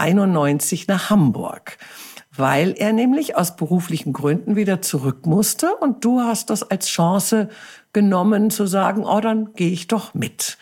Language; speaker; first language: German; native; German